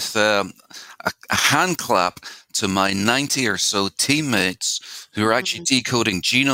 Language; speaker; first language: English; native; English